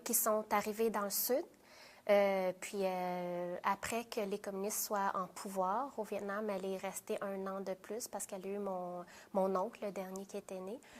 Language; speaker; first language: French; early bilingual, other home language; Vietnamese